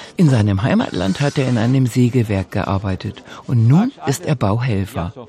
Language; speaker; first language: German; native; German